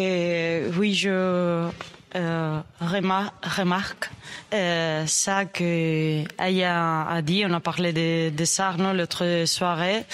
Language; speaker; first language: French; non-native, learner; Spanish